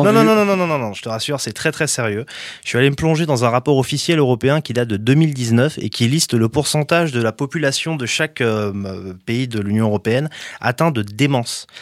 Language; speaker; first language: French; native; French